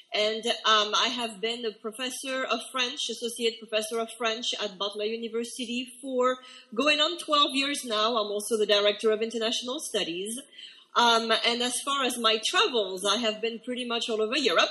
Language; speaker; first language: English; non-native, fluent; French